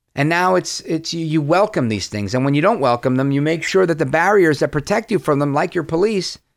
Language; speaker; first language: English; early bilingual, other home language; Spanish